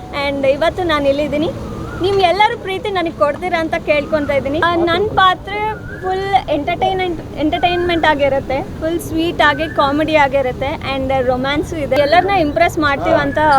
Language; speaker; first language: Kannada; non-native, local second language; Telugu